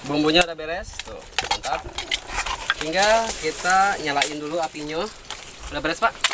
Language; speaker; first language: Indonesian; non-native, local second language; Sundanese